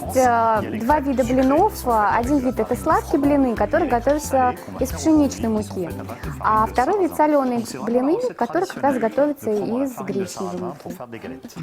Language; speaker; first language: Russian; native; Russian